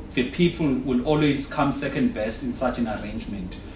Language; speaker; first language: English; non-native, local second language; Xhosa